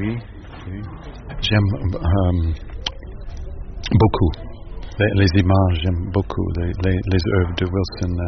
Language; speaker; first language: French; non-native, learner; English